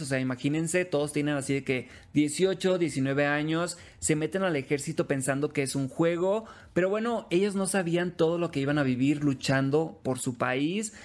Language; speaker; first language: Spanish; native; Spanish